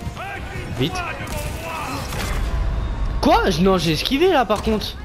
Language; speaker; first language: French; native; French